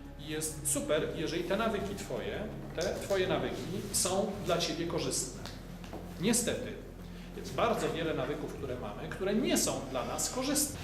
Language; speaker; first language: Polish; native; Polish